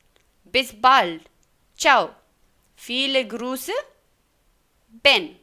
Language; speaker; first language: German; non-native, fluent; Hindi